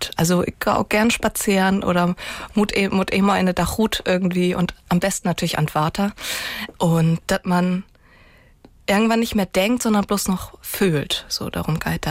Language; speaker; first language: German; native; German